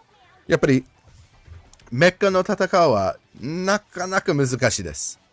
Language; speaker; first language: Japanese; non-native, learner; English